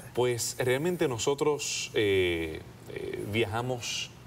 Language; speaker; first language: Spanish; native; Spanish